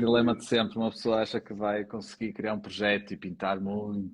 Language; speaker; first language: Portuguese; native; Portuguese